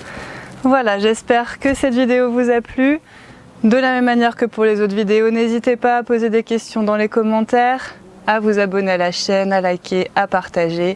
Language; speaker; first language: French; native; French